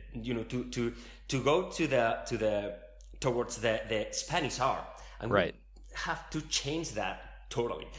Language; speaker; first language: English; non-native, fluent; Spanish